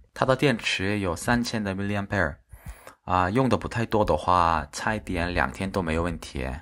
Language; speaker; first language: Chinese; non-native, fluent; Korean